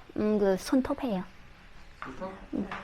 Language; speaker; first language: Korean; non-native, learner; Vietnamese